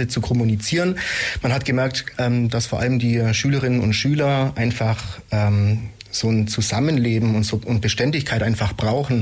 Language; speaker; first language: German; native; German